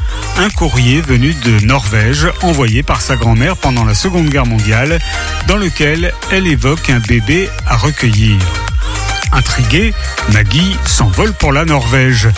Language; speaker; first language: French; native; French